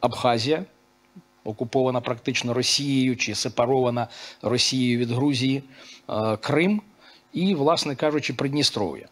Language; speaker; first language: Ukrainian; native; Ukrainian